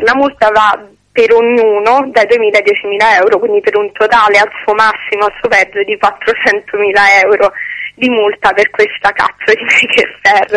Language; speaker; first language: Italian; native; Italian